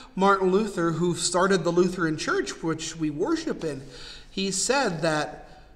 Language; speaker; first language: English; native; English